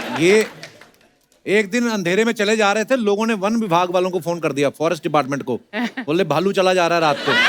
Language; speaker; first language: Hindi; non-native, local second language; Punjabi